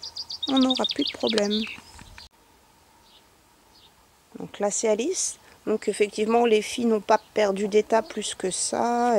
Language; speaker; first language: French; native; French